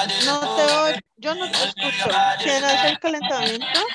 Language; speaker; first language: Spanish; native; Spanish